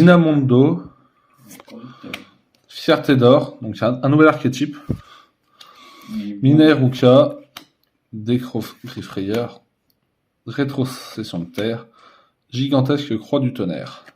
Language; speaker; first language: French; native; French